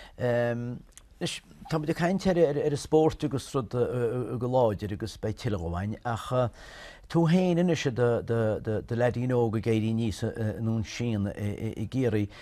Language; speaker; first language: Irish; native; Irish